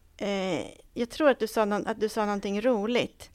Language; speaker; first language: Swedish; native; Swedish